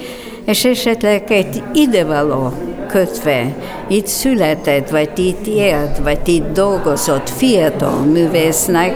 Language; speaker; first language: Hungarian; non-native, fluent; Bulgarian